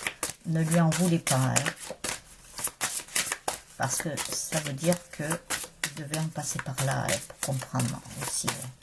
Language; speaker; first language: French; native; French